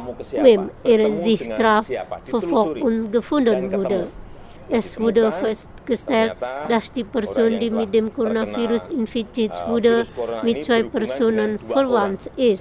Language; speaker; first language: German; non-native, fluent; Indonesian